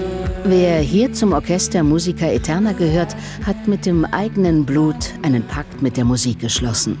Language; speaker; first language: German; native; German